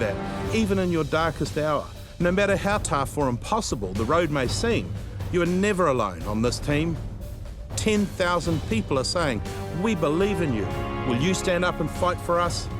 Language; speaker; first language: English; native; English